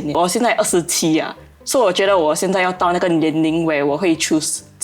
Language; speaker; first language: Chinese; non-native, local second language; English